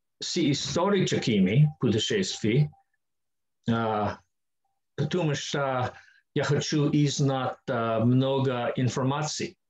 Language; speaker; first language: Russian; non-native, learner; English